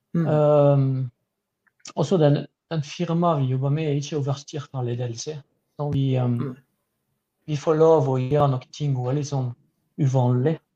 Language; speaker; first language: Norwegian; non-native, fluent; French